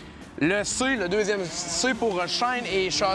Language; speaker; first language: French; native; French